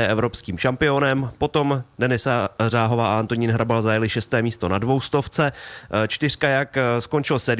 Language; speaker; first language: Czech; native; Czech